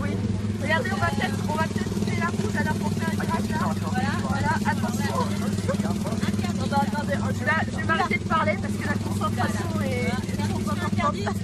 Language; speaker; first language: French; native; French